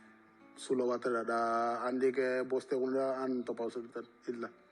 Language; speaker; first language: Basque; native; Basque